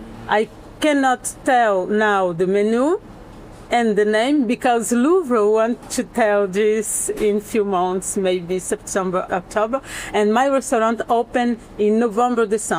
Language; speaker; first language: English; non-native, learner; Portuguese